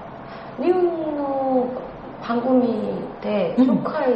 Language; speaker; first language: Japanese; non-native, learner; Korean